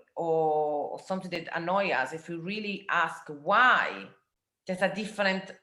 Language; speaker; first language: English; non-native, fluent; Italian